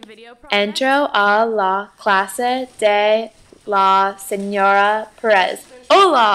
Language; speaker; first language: Spanish; non-native, learner; English